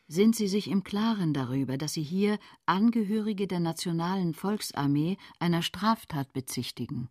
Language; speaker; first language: German; native; German